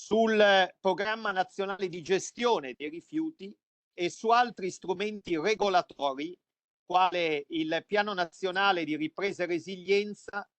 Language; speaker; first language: Italian; native; Italian